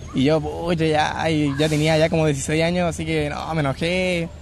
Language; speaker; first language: Spanish; native; Spanish